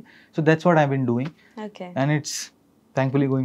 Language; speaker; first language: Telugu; non-native, fluent; Malayalam